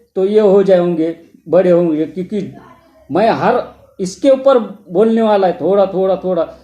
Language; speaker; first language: Hindi; non-native, local second language; Marathi